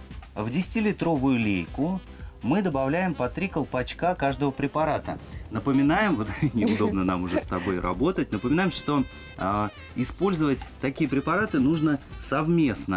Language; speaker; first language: Russian; native; Russian